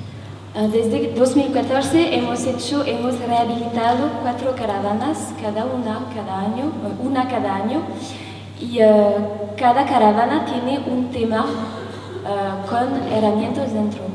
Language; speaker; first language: Spanish; non-native, learner; French